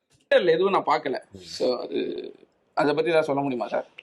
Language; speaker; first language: Tamil; native; Tamil